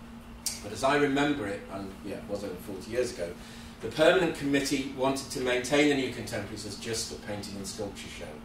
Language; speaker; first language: English; native; English